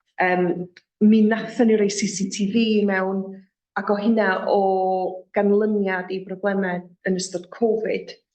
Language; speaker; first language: Welsh; native; Welsh